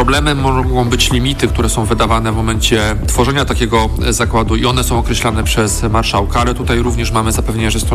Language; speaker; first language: Polish; native; Polish